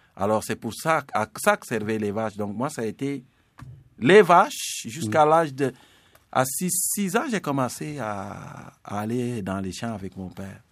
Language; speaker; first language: French; non-native, local second language; Serer